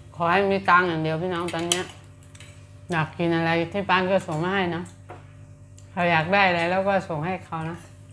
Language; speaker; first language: Thai; native; Thai